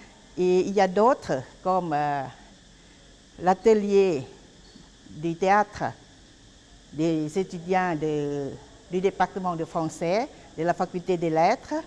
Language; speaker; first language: French; non-native, fluent; Lao